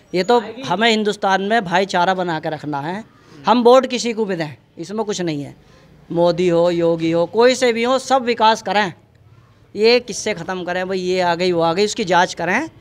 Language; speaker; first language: Hindi; native; Hindi